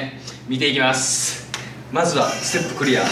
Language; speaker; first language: Japanese; native; Japanese